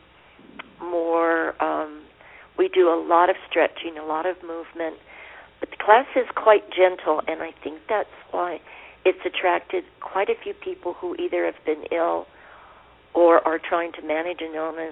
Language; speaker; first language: English; native; English